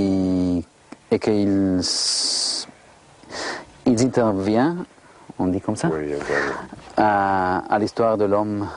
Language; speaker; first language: French; non-native, fluent; Spanish